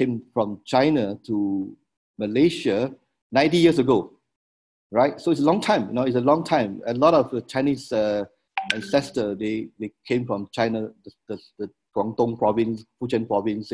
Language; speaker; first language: English; non-native, local second language; Min Nan Chinese